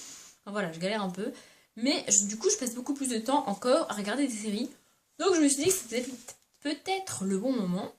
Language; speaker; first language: French; native; French